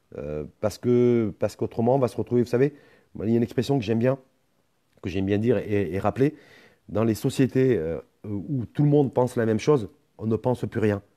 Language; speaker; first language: French; non-native, local second language; Arabic